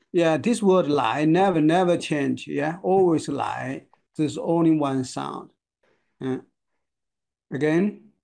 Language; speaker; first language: English; non-native, learner; Chinese